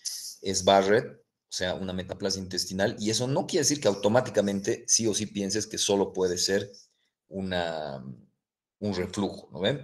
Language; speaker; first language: Spanish; native; Spanish